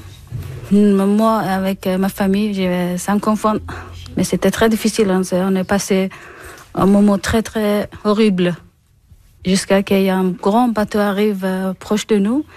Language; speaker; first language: French; non-native, learner; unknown